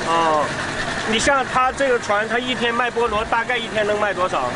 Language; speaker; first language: Chinese; native; Chinese